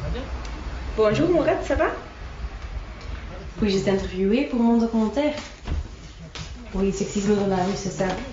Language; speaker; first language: French; non-native, local second language; Dutch